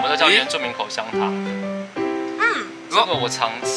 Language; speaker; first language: Chinese; native; Chinese